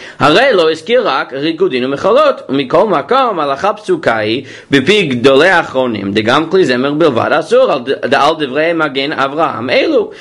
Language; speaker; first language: Hebrew; non-native, fluent; English